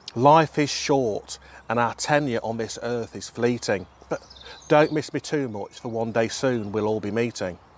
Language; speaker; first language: English; native; English